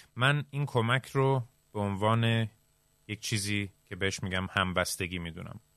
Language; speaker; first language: Persian; early bilingual, heritage; Persian